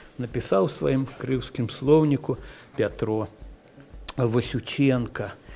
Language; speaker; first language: Belarusian; native; Belarusian